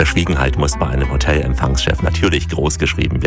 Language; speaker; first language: German; native; German